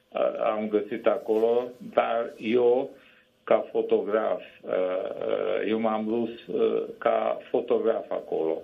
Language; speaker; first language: Romanian; non-native, local second language; Hungarian